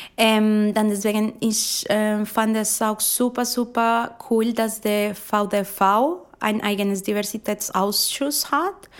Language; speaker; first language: German; non-native, fluent; Spanish